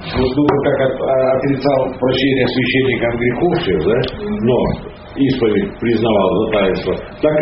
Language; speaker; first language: Russian; native; Russian